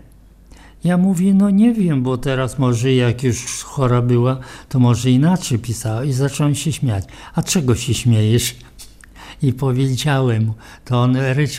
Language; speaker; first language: Polish; non-native, local second language; Romany